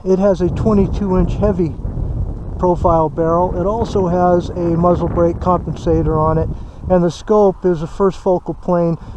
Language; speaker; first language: English; native; English